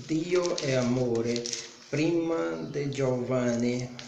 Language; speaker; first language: Italian; non-native, learner; Portuguese